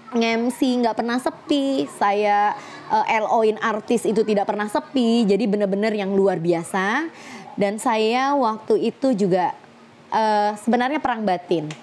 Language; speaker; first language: Indonesian; native; Indonesian